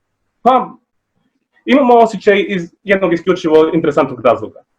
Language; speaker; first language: Bosnian; native; Bosnian